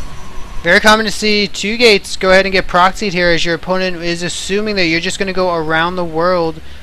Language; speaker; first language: English; native; English